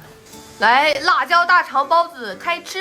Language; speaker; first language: Chinese; native; Chinese